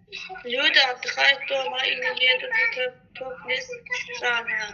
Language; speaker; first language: Russian; non-native, learner; Azerbaijani